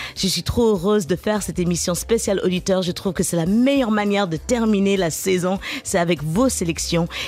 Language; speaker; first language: French; native; French